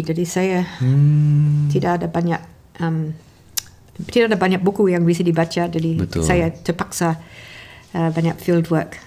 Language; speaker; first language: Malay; non-native, fluent; English